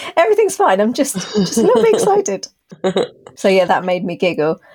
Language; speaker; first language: English; native; English